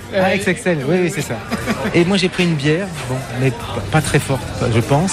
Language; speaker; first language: French; native; French